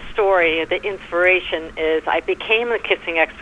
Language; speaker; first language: English; native; English